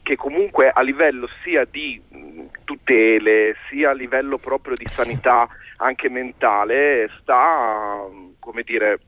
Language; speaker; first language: Italian; native; Italian